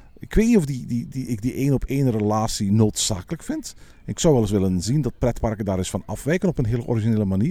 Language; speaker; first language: Dutch; native; Dutch